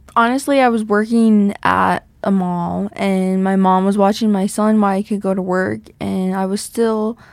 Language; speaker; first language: English; native; English